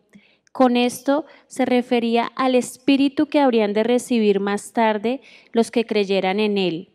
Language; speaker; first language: Spanish; native; Spanish